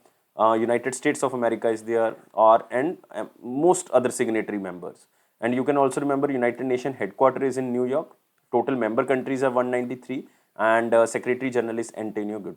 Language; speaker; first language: English; non-native, local second language; Hindi